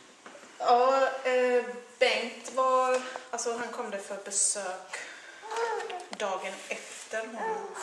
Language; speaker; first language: Swedish; non-native, fluent; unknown